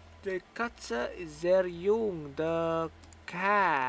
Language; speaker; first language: German; non-native, learner; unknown